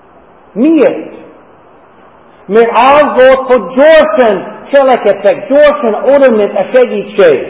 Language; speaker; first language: Hungarian; non-native, fluent; English